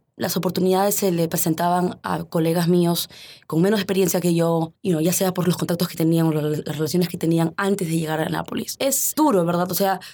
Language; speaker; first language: Spanish; early bilingual, heritage; Spanish